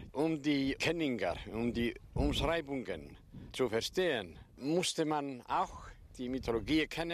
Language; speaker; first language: German; non-native, fluent; Icelandic